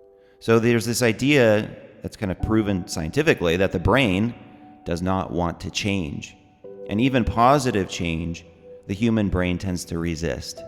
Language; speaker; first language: English; native; English